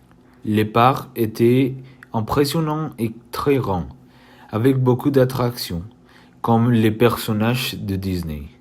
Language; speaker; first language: French; non-native, learner; Spanish